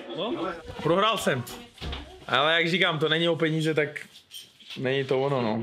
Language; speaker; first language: Czech; non-native, fluent; Uzbek